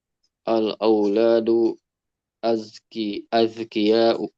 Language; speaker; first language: Arabic; non-native, learner; Indonesian